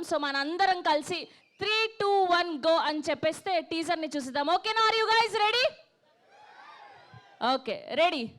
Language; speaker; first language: Telugu; native; Telugu